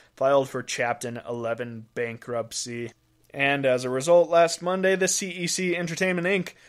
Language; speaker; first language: English; native; English